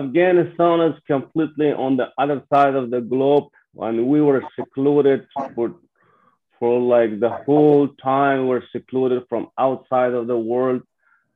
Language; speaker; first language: English; non-native, fluent; Persian